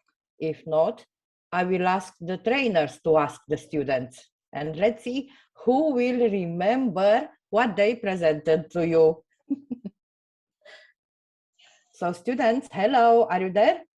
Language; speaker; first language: English; non-native, fluent; Romanian